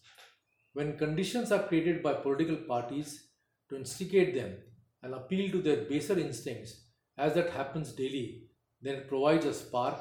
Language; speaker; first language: English; non-native, local second language; Hindi